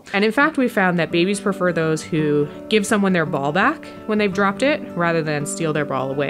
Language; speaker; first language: English; native; English